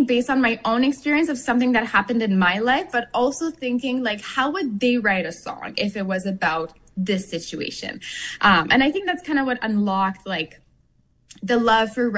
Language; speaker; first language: English; non-native, fluent; French